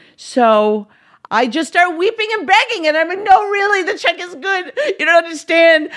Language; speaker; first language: English; native; English